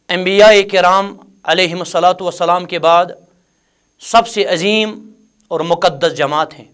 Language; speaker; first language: Urdu; non-native, local second language; Kashmiri